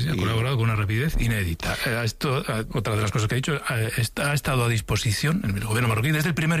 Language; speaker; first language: Spanish; native; Spanish